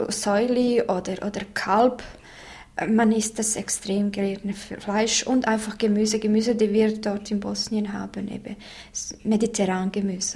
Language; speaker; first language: German; non-native, fluent; Bosnian